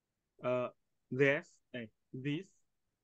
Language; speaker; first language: English; non-native, learner; Indonesian